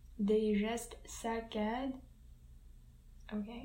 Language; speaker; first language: French; non-native, learner; English